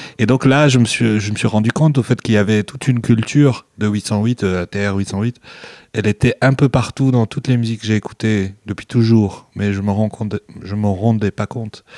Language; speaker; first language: French; non-native, local second language; Arabic